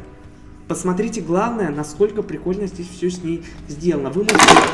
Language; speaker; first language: Russian; native; Russian